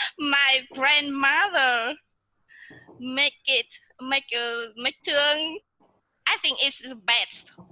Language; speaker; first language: English; non-native, learner; Vietnamese